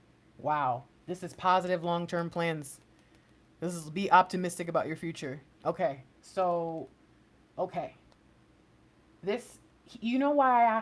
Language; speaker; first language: English; native; English